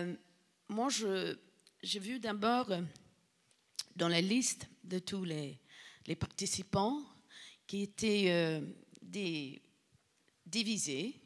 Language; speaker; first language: French; non-native, fluent; English